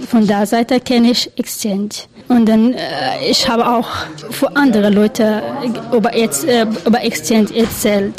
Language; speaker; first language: German; non-native, learner; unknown